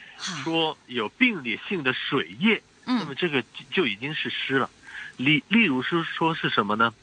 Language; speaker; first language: Chinese; non-native, local second language; Cantonese